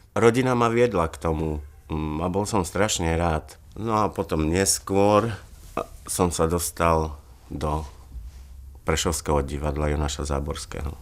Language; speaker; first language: Slovak; native; Slovak